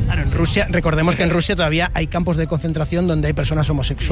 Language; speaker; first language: Spanish; native; Spanish